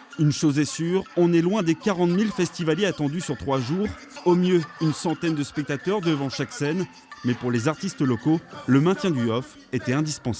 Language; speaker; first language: French; native; French